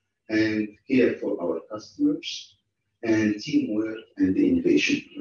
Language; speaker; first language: English; non-native, fluent; Arabic